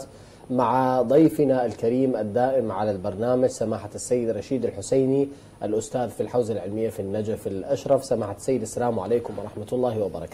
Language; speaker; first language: Arabic; native; Arabic